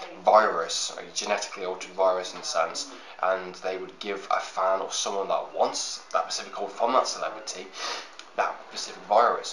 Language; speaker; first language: English; native; English